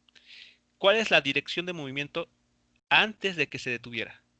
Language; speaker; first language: Spanish; native; Spanish